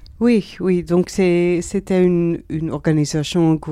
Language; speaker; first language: French; non-native, learner; Dutch